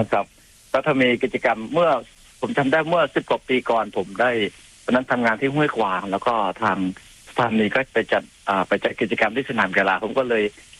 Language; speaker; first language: Thai; non-native, fluent; Khmer